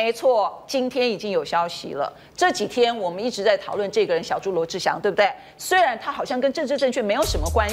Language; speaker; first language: Chinese; native; Chinese